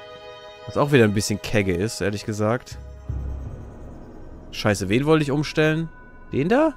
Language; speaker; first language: German; native; German